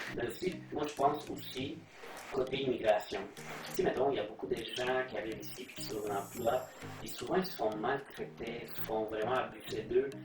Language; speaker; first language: French; non-native, fluent; Spanish